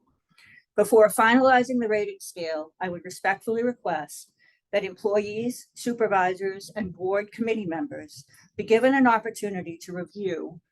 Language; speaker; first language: English; native; English